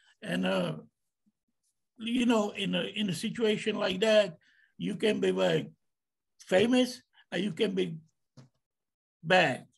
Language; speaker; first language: English; non-native, learner; Czech